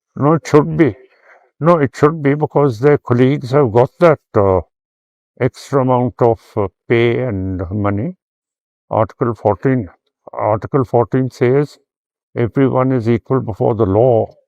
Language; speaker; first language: English; non-native, local second language; Punjabi